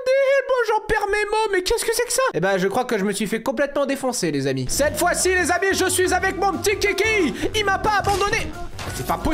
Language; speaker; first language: French; native; French